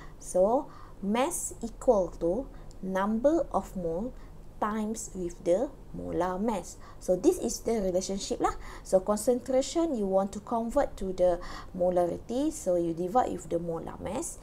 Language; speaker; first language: English; non-native, local second language; Malay